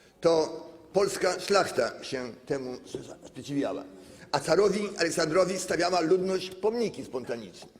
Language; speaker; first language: Polish; native; Polish